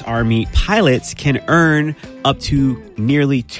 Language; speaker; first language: English; native; English